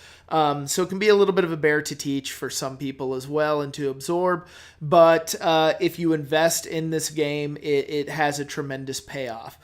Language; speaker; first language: English; native; English